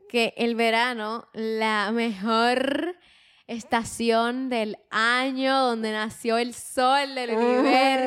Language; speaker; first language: Spanish; native; Spanish